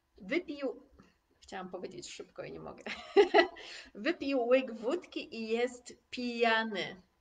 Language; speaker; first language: Polish; native; Polish